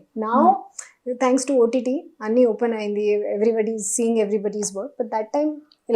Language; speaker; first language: Telugu; non-native, learner; Hindi